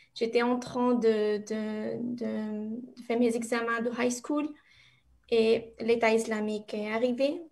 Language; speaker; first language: French; non-native, learner; Arabic